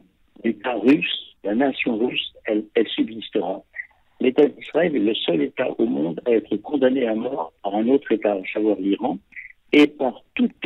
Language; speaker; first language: French; native; French